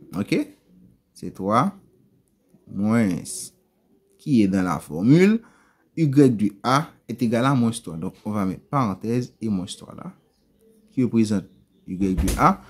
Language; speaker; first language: French; non-native, local second language; Haitian Creole